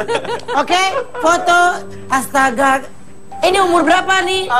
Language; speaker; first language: Indonesian; native; Indonesian